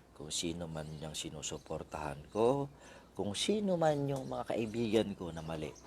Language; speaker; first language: Filipino; non-native, local second language; Iloko